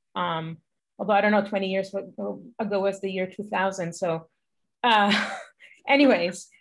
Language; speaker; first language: English; non-native, fluent; Hebrew